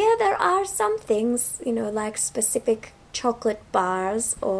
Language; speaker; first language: English; native; English